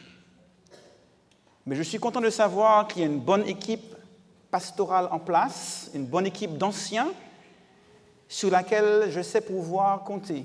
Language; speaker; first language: French; native; French